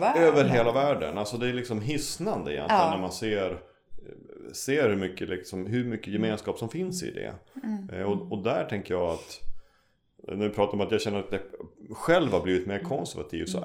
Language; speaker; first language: Swedish; native; Swedish